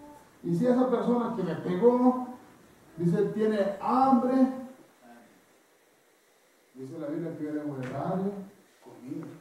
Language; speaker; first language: Spanish; non-native, fluent; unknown